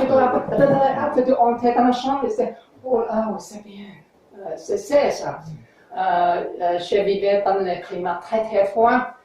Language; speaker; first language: French; non-native, learner; English